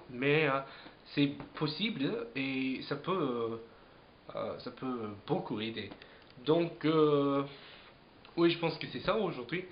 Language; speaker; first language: French; non-native, fluent; English